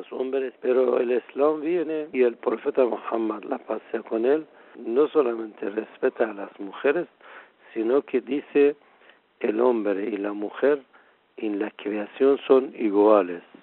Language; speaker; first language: Spanish; non-native, fluent; Persian